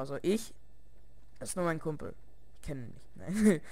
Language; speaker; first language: German; early bilingual, other home language; Russian